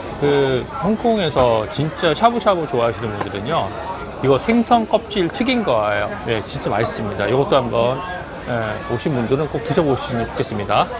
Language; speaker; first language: Korean; native; Korean